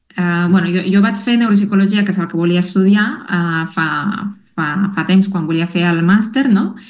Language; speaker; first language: Catalan; non-native, fluent; Spanish